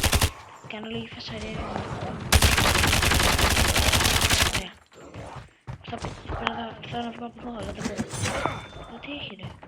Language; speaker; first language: Greek; native; Greek